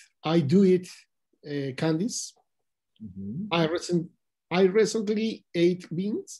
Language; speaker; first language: English; non-native, learner; Spanish